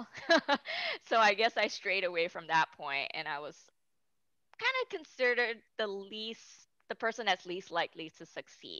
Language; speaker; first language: English; native; English